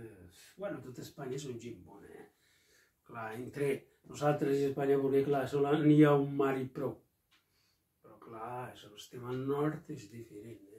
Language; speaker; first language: Catalan; non-native, local second language; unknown